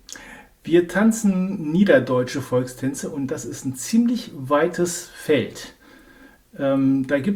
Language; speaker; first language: German; native; German